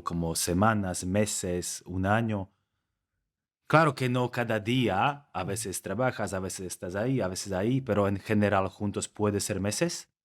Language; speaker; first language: Spanish; non-native, fluent; Slovak